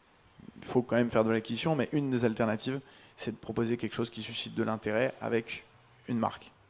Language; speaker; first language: French; native; French